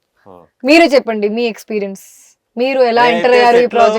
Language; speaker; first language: Telugu; non-native, fluent; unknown